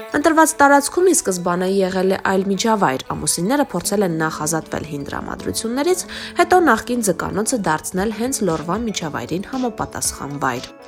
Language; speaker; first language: Armenian; native; Armenian